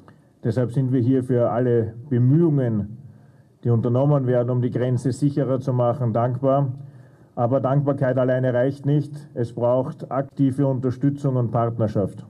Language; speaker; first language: German; native; German